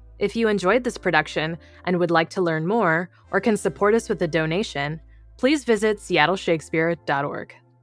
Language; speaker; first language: English; native; English